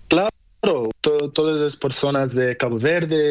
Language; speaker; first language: Spanish; non-native, learner; Portuguese